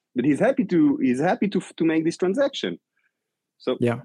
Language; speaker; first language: English; non-native, fluent; Hebrew